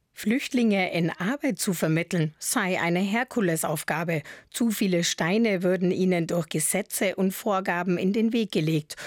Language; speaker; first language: German; native; German